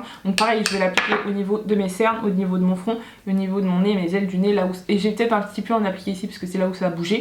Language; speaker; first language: French; native; French